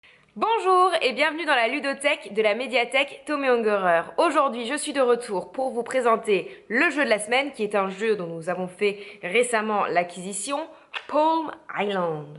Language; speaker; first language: French; native; French